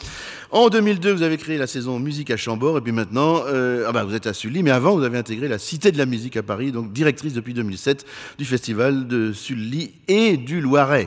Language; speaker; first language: French; native; French